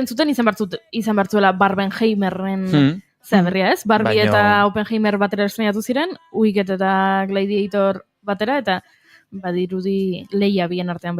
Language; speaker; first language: Basque; native; Basque